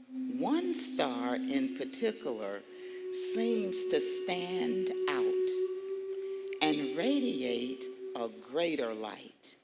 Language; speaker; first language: English; native; English